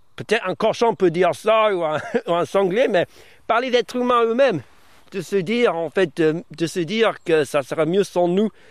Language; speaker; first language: French; early bilingual, other home language; English